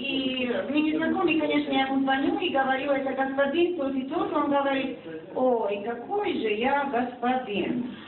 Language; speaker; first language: Russian; non-native, fluent; Serbian